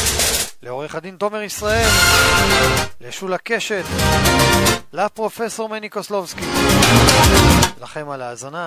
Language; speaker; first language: Hebrew; native; Hebrew